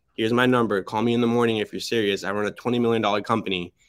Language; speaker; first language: English; early bilingual, other home language; Spanish